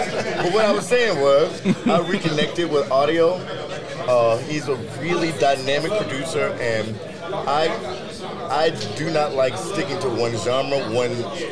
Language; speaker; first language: English; native; English